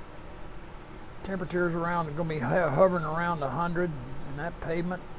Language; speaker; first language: English; native; English